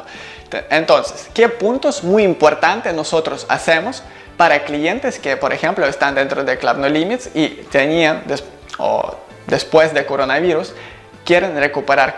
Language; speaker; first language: Spanish; non-native, learner; Ukrainian